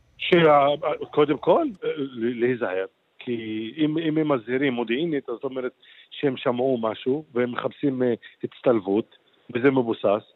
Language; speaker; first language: Hebrew; non-native, local second language; Arabic